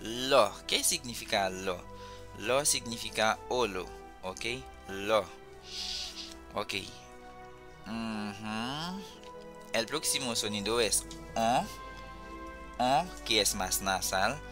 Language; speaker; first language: Spanish; non-native, fluent; Haitian Creole